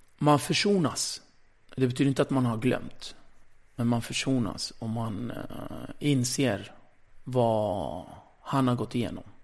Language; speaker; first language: Swedish; early bilingual, other home language; Kurdish